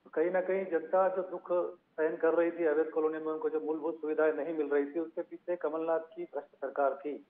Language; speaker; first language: Hindi; native; Hindi